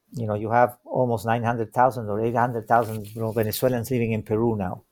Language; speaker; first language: English; non-native, fluent; Spanish